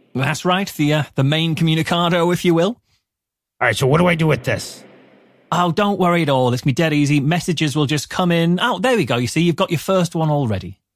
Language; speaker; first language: English; native; English